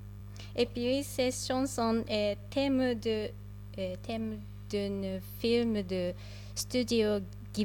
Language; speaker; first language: French; non-native, learner; Japanese